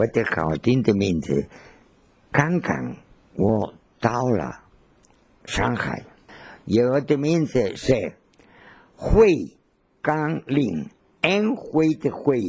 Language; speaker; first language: Chinese; non-native, learner; Spanish